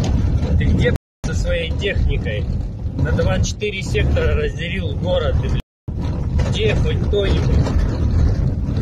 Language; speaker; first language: Russian; native; Russian